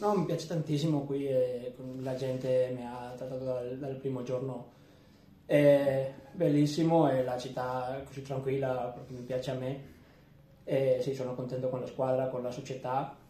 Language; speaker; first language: Italian; non-native, learner; Spanish